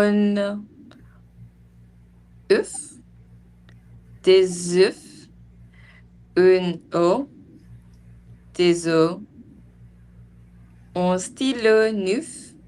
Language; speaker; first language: French; non-native, learner; English